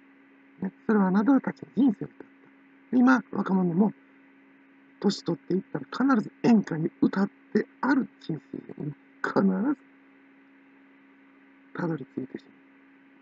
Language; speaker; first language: Japanese; native; Japanese